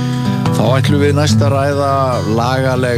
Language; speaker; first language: Icelandic; native; Icelandic